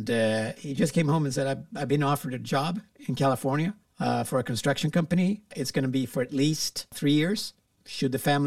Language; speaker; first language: English; non-native, fluent; Swedish